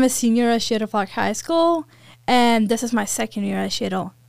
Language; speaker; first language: English; non-native, fluent; Persian